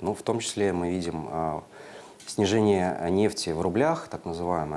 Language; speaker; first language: Russian; native; Russian